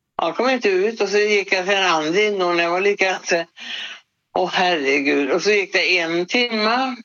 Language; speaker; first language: Swedish; native; Swedish